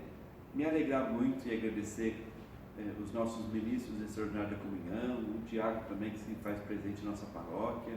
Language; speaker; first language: Portuguese; native; Portuguese